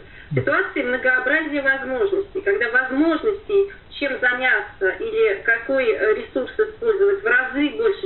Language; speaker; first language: Russian; native; Russian